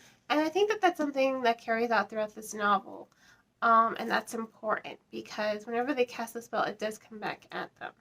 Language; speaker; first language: English; native; English